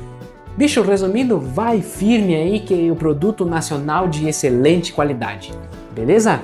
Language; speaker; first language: Portuguese; native; Portuguese